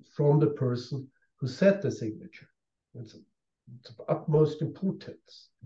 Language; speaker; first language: English; non-native, fluent; German